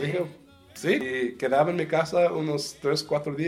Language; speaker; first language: Spanish; early bilingual, heritage; Spanish